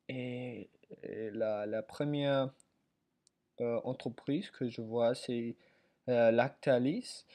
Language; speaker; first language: French; non-native, learner; English